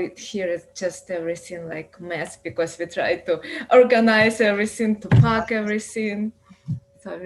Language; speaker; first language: English; non-native, learner; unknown